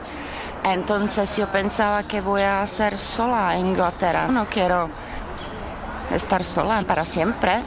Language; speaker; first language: Spanish; non-native, fluent; Czech